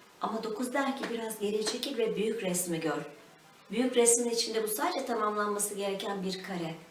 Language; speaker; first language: Turkish; native; Turkish